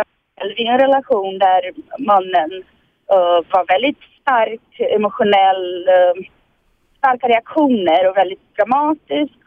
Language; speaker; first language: Swedish; non-native, fluent; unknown